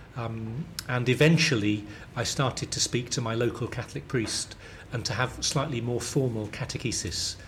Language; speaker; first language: English; native; English